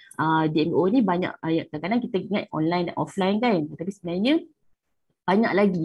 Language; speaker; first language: Malay; native; Malay